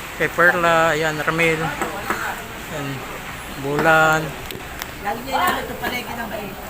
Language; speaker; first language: Filipino; native; Filipino